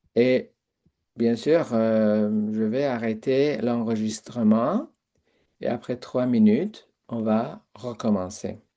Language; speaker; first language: French; non-native, fluent; Persian